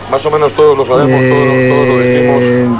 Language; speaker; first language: Spanish; native; Spanish